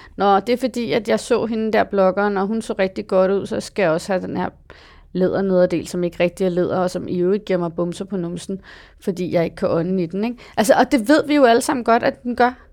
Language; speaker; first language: Danish; early bilingual, other home language; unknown